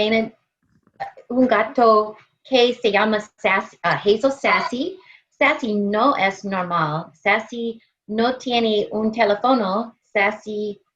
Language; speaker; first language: Spanish; non-native, learner; English